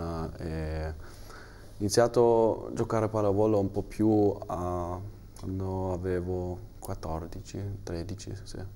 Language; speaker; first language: Italian; non-native, learner; German